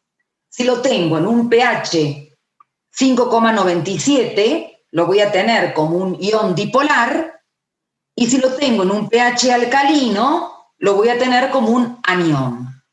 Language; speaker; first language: Spanish; native; Spanish